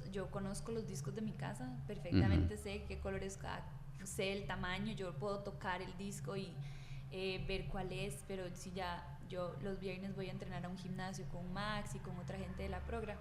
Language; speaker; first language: Spanish; native; Spanish